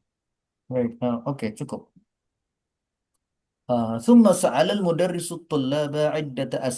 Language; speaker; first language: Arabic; non-native, fluent; Indonesian